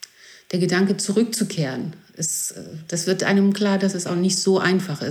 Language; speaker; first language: German; non-native, fluent; Greek